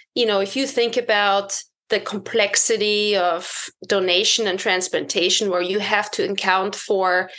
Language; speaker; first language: English; non-native, fluent; German